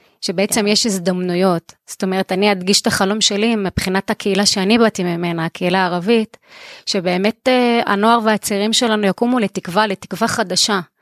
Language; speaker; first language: Hebrew; non-native, local second language; Arabic